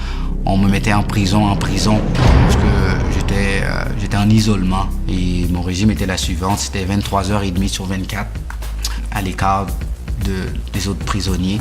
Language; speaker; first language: French; early bilingual, other home language; Haitian Creole